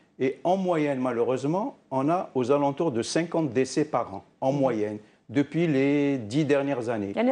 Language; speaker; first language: French; non-native, local second language; Arabic